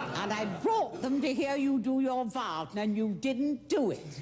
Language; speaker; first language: English; native; English